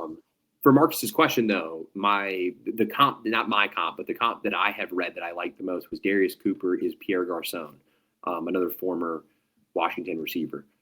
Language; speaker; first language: English; native; English